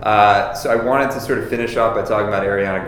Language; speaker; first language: English; native; English